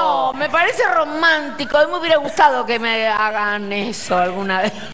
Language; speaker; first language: Spanish; native; Spanish